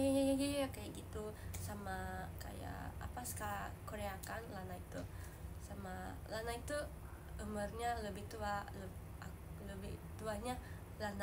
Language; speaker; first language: Indonesian; non-native, learner; Japanese